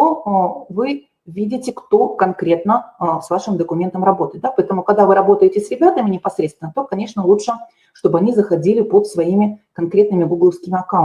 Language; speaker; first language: Russian; native; Russian